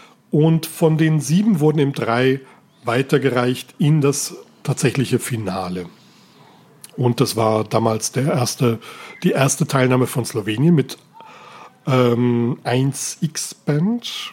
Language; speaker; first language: German; native; German